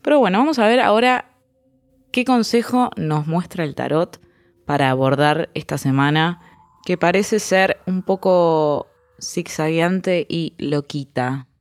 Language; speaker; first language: Spanish; native; Spanish